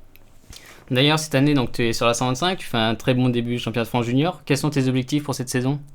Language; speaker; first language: French; native; French